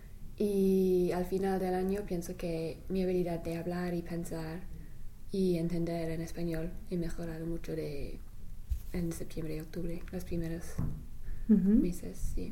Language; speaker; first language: Spanish; non-native, fluent; English